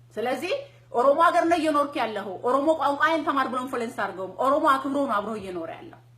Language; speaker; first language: Amharic; non-native, local second language; Oromo